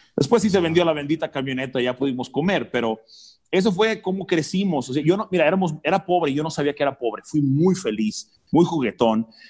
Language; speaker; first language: Spanish; early bilingual, other home language; English